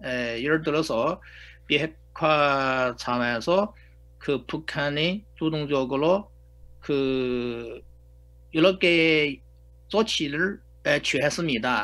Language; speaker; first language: Korean; non-native, fluent; Chinese